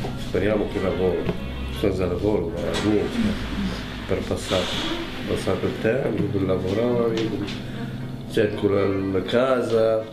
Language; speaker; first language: Italian; non-native, learner; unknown